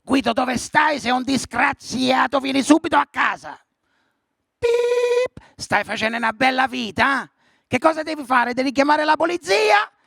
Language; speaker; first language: Italian; early bilingual, other home language; English